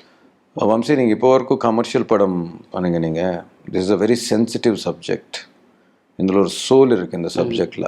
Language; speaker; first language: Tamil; non-native, learner; Telugu